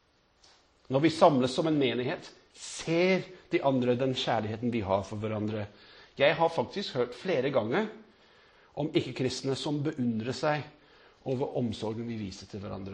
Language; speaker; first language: Norwegian; non-native, fluent; English